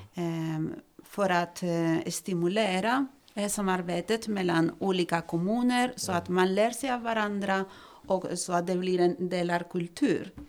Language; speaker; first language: Swedish; non-native, fluent; Spanish